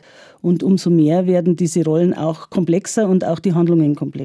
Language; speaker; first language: German; native; German